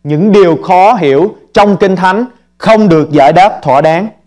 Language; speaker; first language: Vietnamese; early bilingual, heritage; Vietnamese